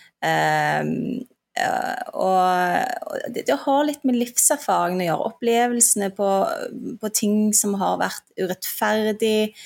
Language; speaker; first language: Norwegian; early bilingual, other home language; Turkish